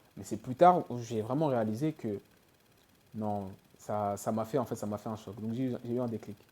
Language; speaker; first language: French; early bilingual, other home language; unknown